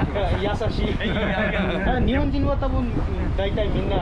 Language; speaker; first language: Japanese; non-native, learner; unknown